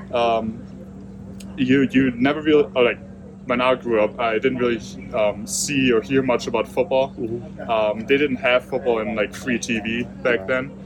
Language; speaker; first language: English; non-native, fluent; German